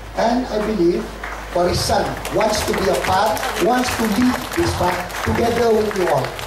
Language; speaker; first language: English; non-native, local second language; Central Dusun